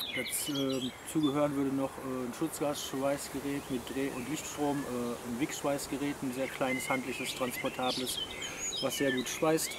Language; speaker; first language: German; native; German